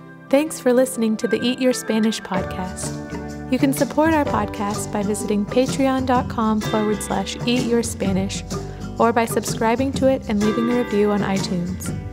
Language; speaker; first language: English; native; English